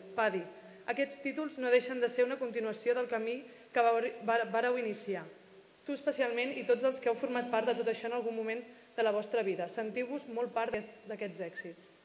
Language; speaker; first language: Catalan; native; Catalan